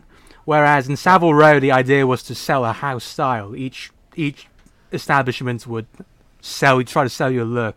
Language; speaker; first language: English; non-native, local second language; Cantonese